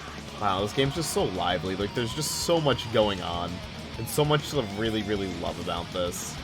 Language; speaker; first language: English; native; English